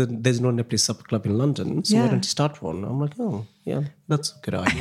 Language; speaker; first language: English; non-native, local second language; Nepali